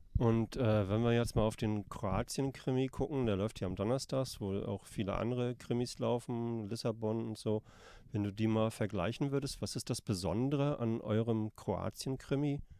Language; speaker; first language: German; native; German